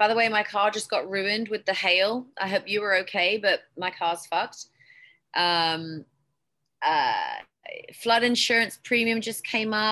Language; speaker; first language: English; native; English